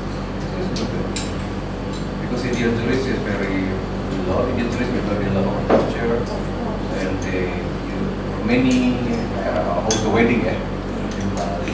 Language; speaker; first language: English; non-native, learner; Indonesian